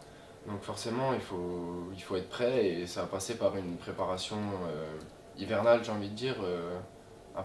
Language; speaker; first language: French; native; French